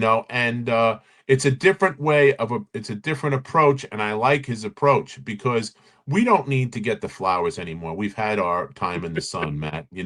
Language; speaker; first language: English; native; English